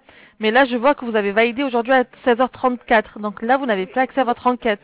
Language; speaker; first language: French; native; French